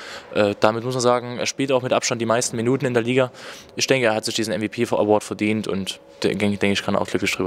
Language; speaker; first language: German; native; German